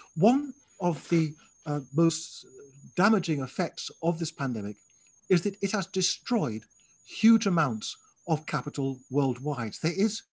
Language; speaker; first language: English; native; English